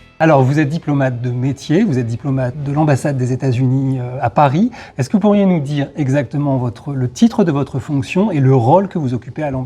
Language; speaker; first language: French; native; French